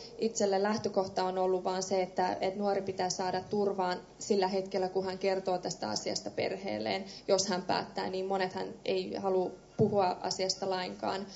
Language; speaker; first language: Finnish; early bilingual, other home language; Persian